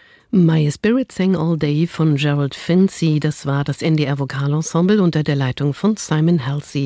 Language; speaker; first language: German; native; German